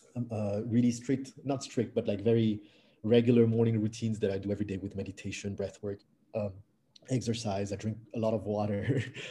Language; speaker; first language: English; non-native, fluent; French